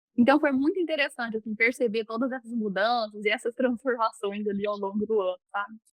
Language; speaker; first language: Portuguese; native; Portuguese